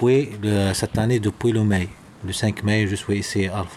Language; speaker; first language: French; non-native, local second language; Arabic